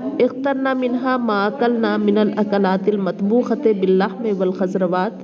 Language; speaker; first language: Arabic; non-native, fluent; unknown